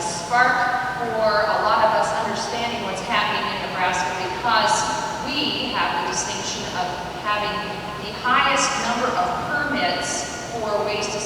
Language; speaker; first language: English; native; English